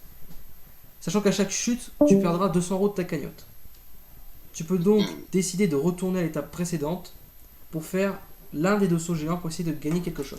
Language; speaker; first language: French; native; French